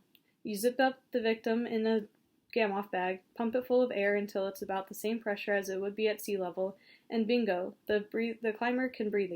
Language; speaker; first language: English; native; English